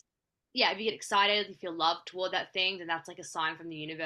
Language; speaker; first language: English; native; English